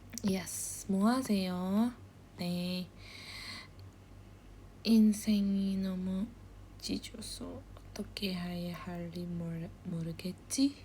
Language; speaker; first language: Korean; non-native, learner; Indonesian